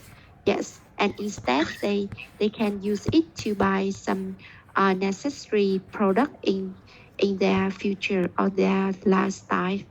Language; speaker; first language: English; non-native, learner; Vietnamese